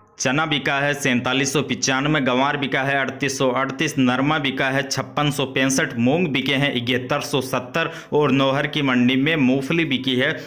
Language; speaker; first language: Hindi; native; Hindi